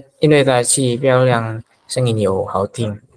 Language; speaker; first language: Chinese; non-native, learner; Indonesian